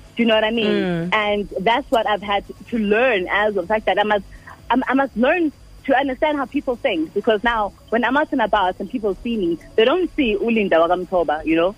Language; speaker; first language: English; non-native, local second language; Xhosa